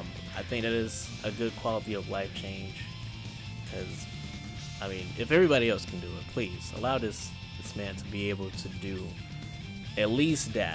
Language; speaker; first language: English; native; English